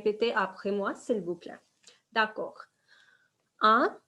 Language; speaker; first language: French; non-native, fluent; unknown